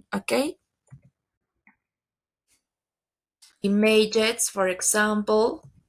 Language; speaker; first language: English; non-native, learner; Spanish